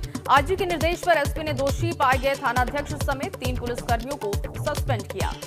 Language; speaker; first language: Hindi; native; Hindi